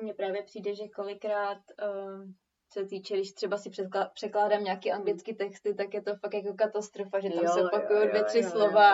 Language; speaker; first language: Czech; native; Czech